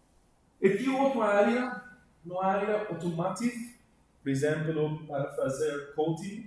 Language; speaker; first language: Portuguese; non-native, learner; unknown